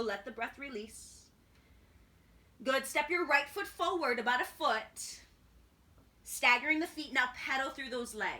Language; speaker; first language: English; native; English